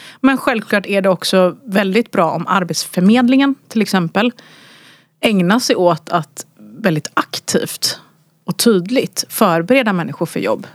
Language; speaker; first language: Swedish; early bilingual, other home language; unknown